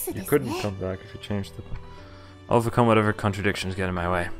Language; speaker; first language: English; non-native, fluent; Dutch